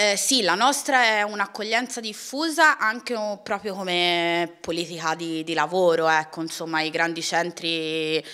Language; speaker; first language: Italian; native; Italian